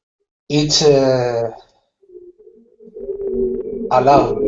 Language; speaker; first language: English; non-native, learner; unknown